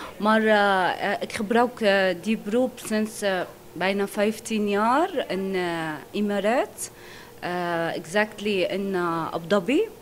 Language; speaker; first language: Dutch; non-native, learner; Arabic